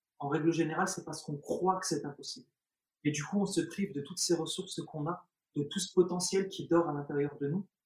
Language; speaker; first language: French; early bilingual, other home language; Arabic